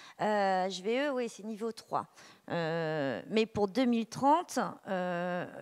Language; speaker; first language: French; native; French